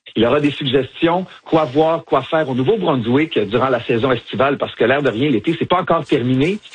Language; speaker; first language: French; native; French